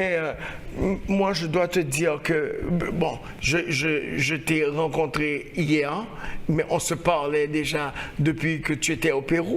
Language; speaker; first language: French; non-native, local second language; Haitian Creole